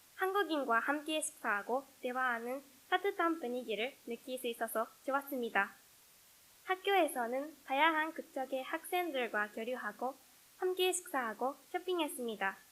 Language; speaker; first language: Korean; non-native, learner; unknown